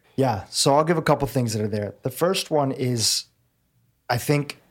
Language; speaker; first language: English; native; English